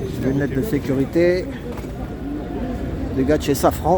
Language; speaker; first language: French; native; French